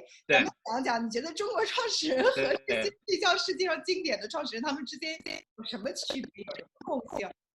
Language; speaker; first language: Chinese; native; Chinese